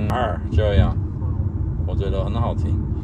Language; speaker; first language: Chinese; non-native, learner; English